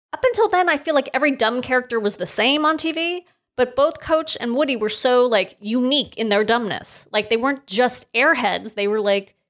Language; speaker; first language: English; native; English